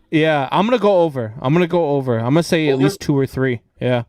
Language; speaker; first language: English; native; English